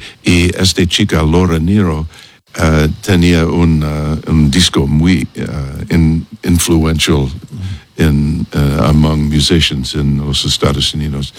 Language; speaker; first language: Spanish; non-native, learner; English